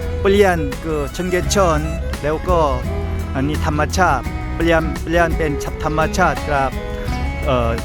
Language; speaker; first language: Thai; non-native, learner; Korean